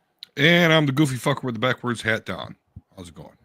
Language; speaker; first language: English; native; English